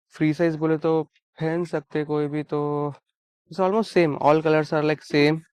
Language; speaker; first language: Hindi; non-native, local second language; Telugu